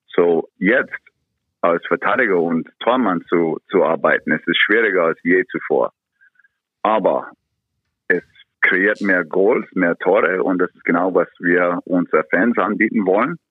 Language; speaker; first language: German; non-native, fluent; English